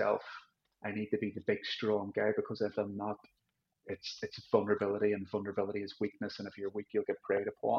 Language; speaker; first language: English; native; English